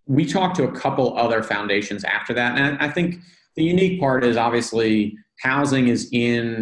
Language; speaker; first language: English; native; English